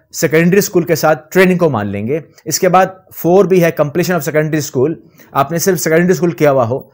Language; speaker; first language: Urdu; native; Urdu